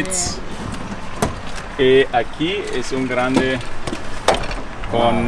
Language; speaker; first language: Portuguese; non-native, learner; German